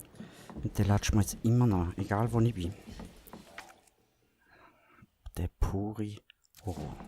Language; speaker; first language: German; native; German